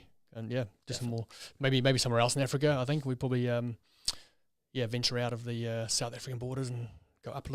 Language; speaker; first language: English; native; English